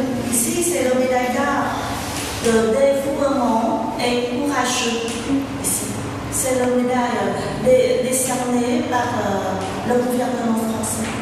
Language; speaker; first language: French; non-native, fluent; Vietnamese